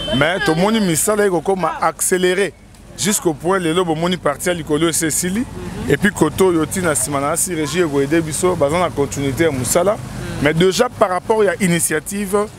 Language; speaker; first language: Lingala; native; Lingala